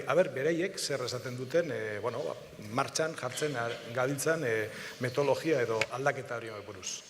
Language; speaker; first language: Basque; native; Basque